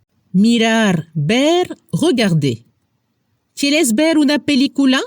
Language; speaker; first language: Spanish; non-native, fluent; French